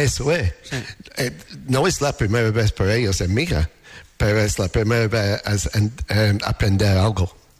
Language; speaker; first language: Spanish; non-native, learner; English